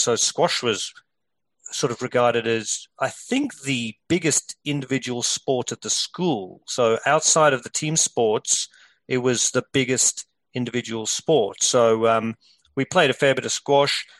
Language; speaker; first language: English; native; English